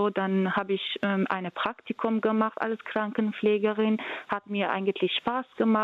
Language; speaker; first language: German; non-native, fluent; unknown